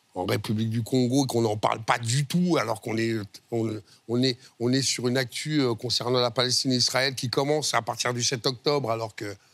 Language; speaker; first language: French; native; French